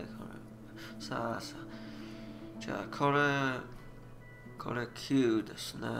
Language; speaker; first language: Japanese; non-native, learner; English